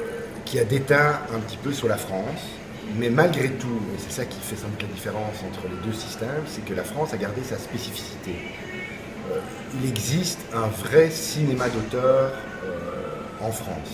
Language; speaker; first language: French; native; French